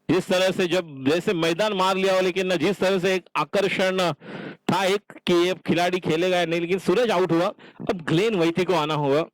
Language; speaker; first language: Hindi; non-native, local second language; Marathi